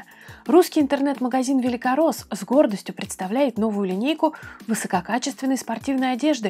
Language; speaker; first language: Russian; native; Russian